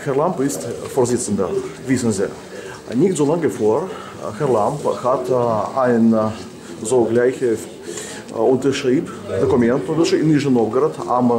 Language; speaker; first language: German; non-native, learner; Russian